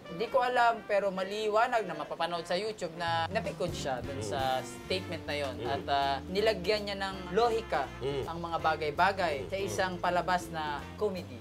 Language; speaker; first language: Filipino; native; Filipino